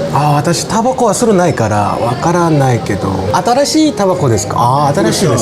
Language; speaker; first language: Japanese; non-native, learner; Korean